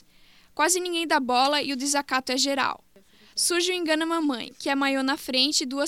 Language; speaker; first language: Portuguese; native; Portuguese